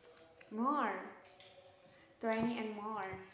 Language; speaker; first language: English; non-native, learner; Indonesian